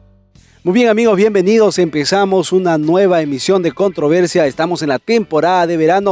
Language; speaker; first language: Spanish; native; Spanish